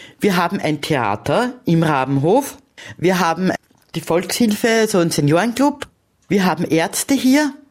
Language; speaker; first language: German; native; German